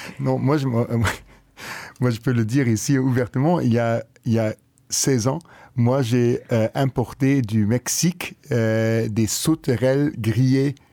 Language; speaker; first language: French; non-native, local second language; Luxembourgish